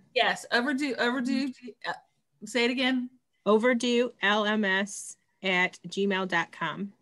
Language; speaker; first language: English; native; English